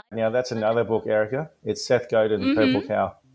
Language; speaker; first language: English; early bilingual, other home language; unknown